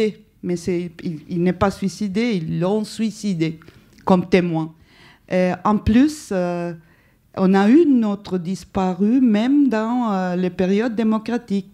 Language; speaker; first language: French; non-native, fluent; Spanish